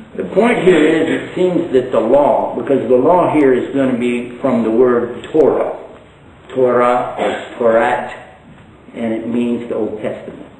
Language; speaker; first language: English; native; English